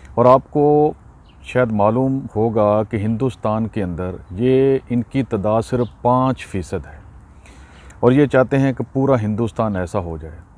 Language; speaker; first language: Urdu; non-native, local second language; Punjabi